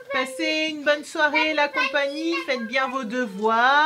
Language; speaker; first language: French; native; French